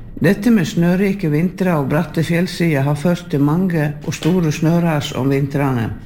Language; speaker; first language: Norwegian; native; Norwegian